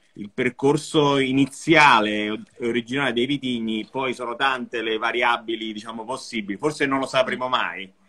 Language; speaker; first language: Italian; native; Italian